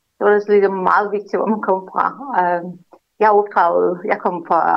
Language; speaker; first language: Danish; non-native, fluent; Russian